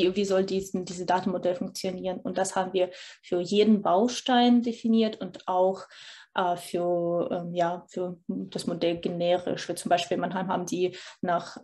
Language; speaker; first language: German; non-native, fluent; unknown